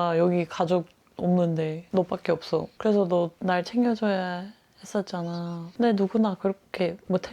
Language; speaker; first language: Korean; non-native, fluent; Dutch